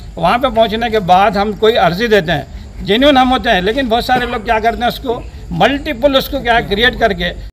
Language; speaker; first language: Hindi; non-native, local second language; Urdu